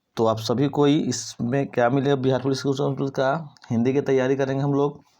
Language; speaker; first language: Hindi; native; Hindi